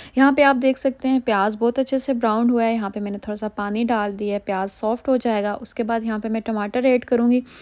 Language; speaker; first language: Urdu; native; Urdu